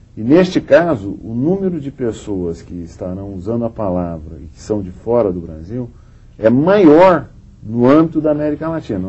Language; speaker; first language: Portuguese; native; Portuguese